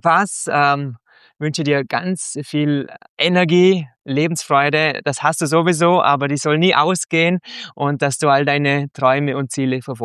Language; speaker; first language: German; native; German